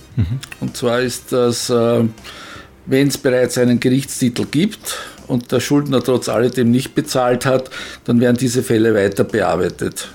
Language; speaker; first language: German; native; German